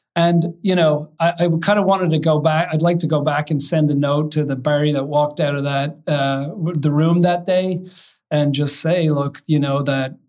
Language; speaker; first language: English; native; English